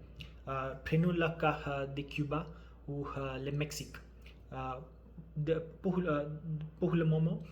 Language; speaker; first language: French; non-native, learner; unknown